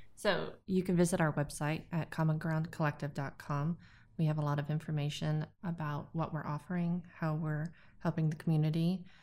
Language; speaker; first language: English; native; English